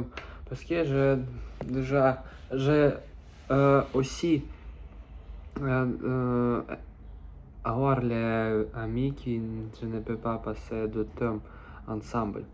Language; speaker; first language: French; non-native, learner; Russian